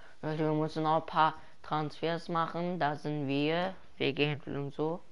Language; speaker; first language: German; early bilingual, other home language; Persian